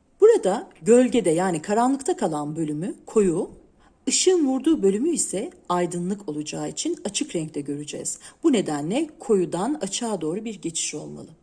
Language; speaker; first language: Turkish; native; Turkish